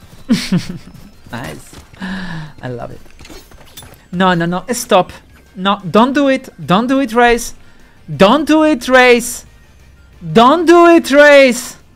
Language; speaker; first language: English; non-native, learner; Spanish